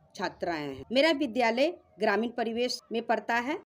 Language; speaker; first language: Hindi; native; Hindi